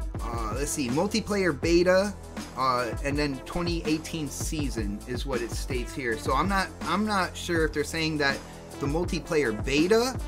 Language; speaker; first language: English; native; English